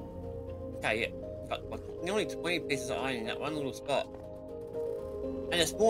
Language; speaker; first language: English; native; English